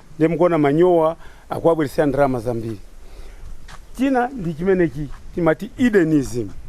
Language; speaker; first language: Nyanja; non-native, local second language; Tumbuka